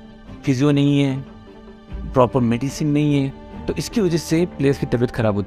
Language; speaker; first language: Hindi; native; Hindi